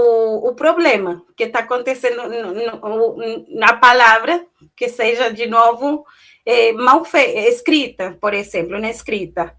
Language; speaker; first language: Portuguese; non-native, fluent; Spanish